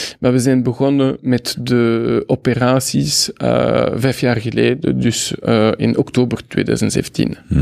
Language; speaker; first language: Dutch; non-native, local second language; French